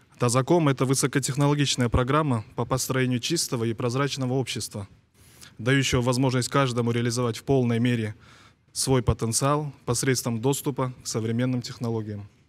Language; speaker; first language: Russian; non-native, local second language; Kyrgyz